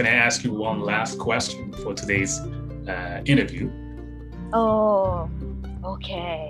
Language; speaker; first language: English; non-native, fluent; Japanese